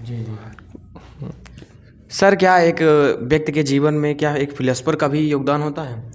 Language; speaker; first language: Hindi; native; Hindi